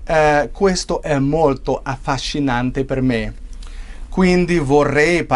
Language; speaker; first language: Italian; non-native, fluent; English